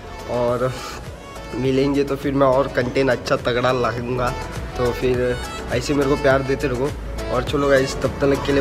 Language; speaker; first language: Hindi; non-native, local second language; Marathi